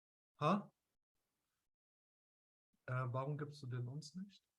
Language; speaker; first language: German; early bilingual, other home language; Urdu